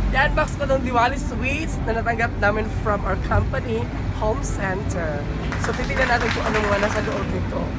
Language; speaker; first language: Filipino; non-native, local second language; Cebuano